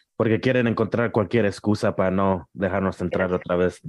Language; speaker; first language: Spanish; early bilingual, heritage; Spanish